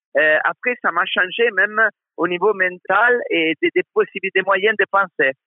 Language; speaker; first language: French; non-native, fluent; Italian